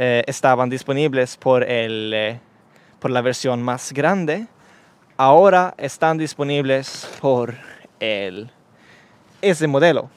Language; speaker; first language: Spanish; non-native, learner; Swedish